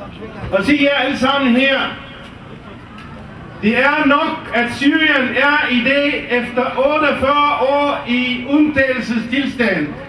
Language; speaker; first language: Danish; non-native, fluent; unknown